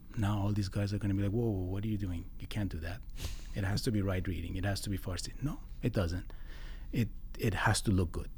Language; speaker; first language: English; non-native, fluent; Persian